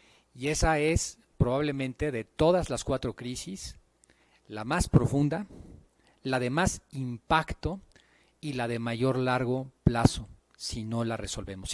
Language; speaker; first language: Spanish; native; Spanish